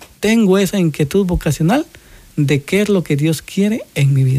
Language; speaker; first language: Spanish; native; Spanish